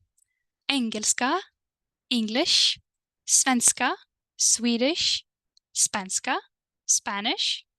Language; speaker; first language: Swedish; non-native, fluent; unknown